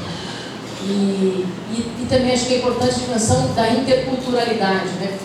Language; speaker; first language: Portuguese; native; Portuguese